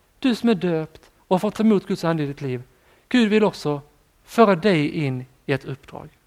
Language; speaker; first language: Swedish; native; Swedish